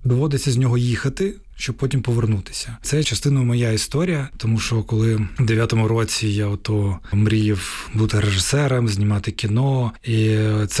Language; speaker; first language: Ukrainian; native; Ukrainian